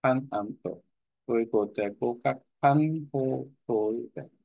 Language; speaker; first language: Vietnamese; non-native, learner; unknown